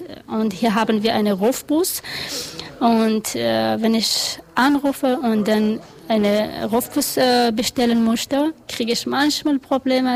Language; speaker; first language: German; non-native, learner; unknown